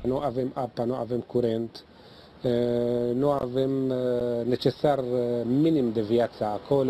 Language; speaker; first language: Romanian; non-native, fluent; Arabic